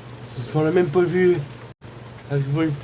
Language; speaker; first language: French; native; French